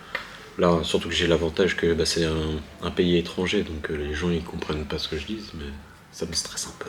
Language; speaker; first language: French; native; French